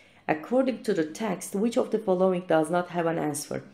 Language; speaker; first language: English; non-native, fluent; Turkish